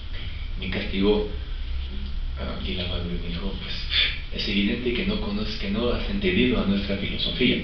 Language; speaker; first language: Spanish; non-native, fluent; French